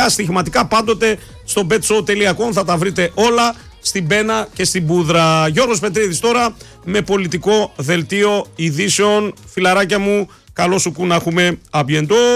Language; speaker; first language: Greek; native; Greek